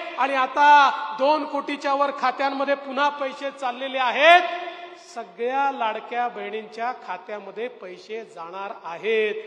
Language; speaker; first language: Marathi; native; Marathi